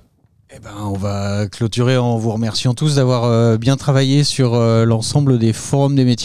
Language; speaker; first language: French; native; French